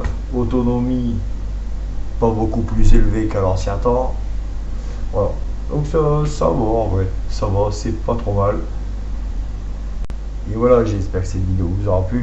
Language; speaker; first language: French; native; French